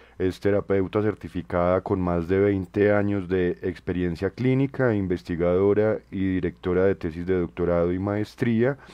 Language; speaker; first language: Spanish; native; Spanish